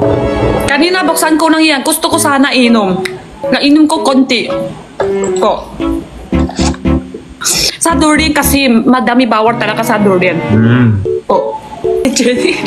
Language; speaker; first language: Filipino; non-native, learner; Chinese